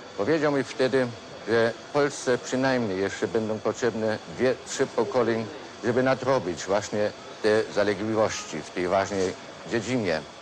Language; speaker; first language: Polish; non-native, fluent; German